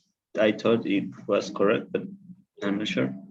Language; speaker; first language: English; non-native, learner; Spanish